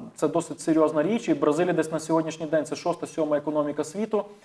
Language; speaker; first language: Ukrainian; native; Ukrainian